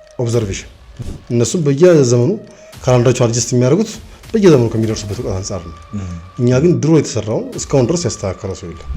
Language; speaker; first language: Amharic; native; Amharic